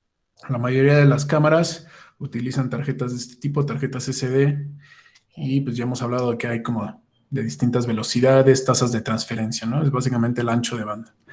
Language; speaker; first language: Spanish; native; Spanish